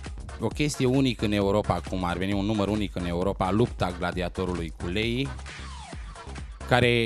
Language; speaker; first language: Romanian; native; Romanian